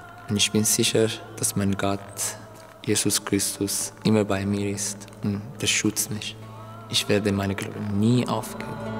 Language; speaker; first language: German; non-native, learner; Persian